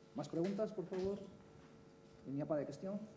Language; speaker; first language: Spanish; native; Spanish